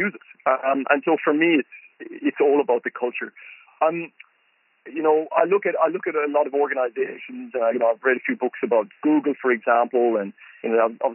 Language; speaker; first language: English; native; English